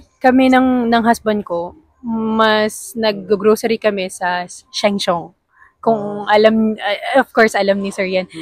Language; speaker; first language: Filipino; native; Filipino